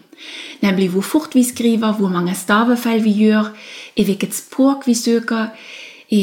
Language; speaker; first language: Norwegian; non-native, fluent; German